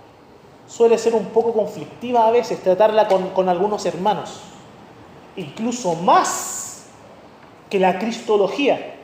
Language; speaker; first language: Spanish; native; Spanish